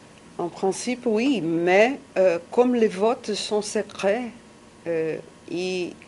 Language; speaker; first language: French; non-native, fluent; Portuguese